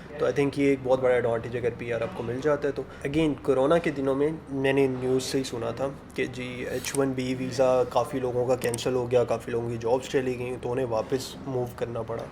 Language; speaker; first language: Urdu; native; Urdu